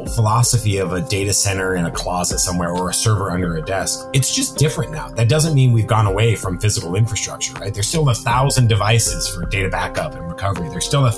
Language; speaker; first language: English; native; English